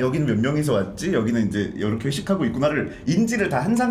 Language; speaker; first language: Korean; native; Korean